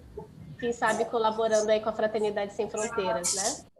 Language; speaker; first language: Portuguese; native; Portuguese